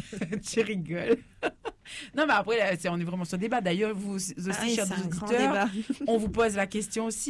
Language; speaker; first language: French; native; French